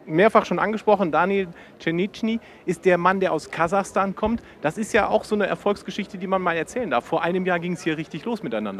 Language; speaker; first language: German; native; German